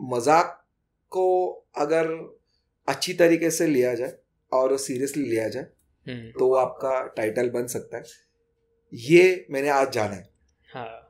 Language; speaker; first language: Hindi; non-native, local second language; Marathi